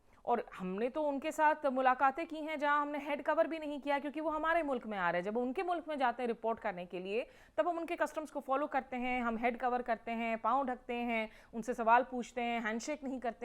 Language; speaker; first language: Hindi; native; Hindi